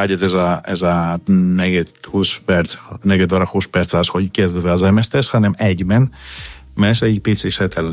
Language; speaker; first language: Hungarian; non-native, fluent; Greek